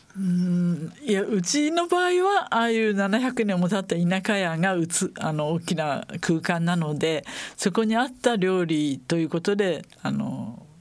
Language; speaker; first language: Japanese; native; Japanese